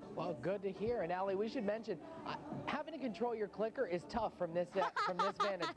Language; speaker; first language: English; native; English